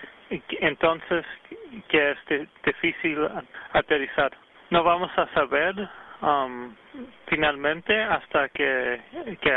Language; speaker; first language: Spanish; early bilingual, heritage; English